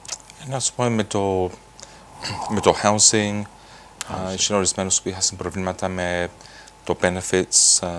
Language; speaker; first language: Greek; early bilingual, heritage; Greek